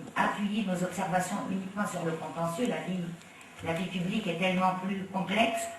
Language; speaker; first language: French; non-native, local second language; Arabic